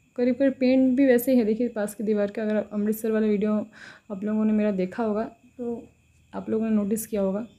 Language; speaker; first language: Hindi; non-native, local second language; Bangla